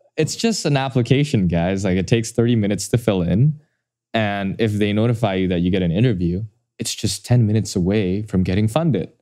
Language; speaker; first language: English; non-native, fluent; Indonesian